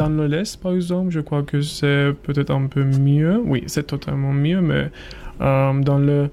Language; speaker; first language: French; non-native, learner; Turkish